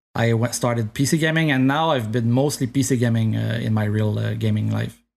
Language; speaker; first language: English; non-native, fluent; French